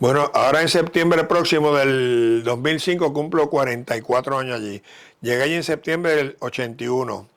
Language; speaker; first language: Spanish; native; Spanish